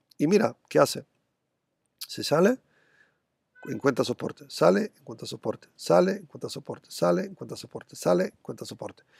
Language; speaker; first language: Spanish; non-native, fluent; German